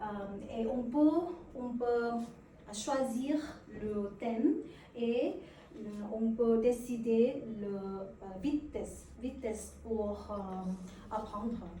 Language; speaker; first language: French; non-native, learner; Vietnamese